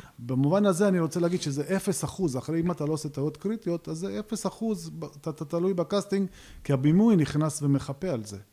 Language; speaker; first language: Hebrew; early bilingual, other home language; Georgian